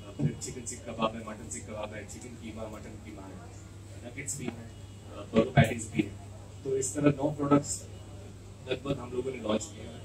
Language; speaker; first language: Hindi; non-native, local second language; Marathi